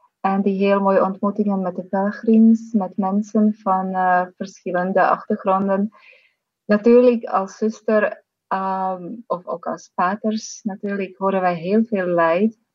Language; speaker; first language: Dutch; non-native, fluent; Slovak